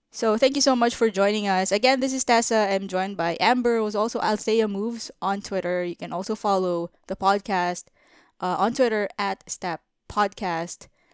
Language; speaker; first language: English; non-native, local second language; Filipino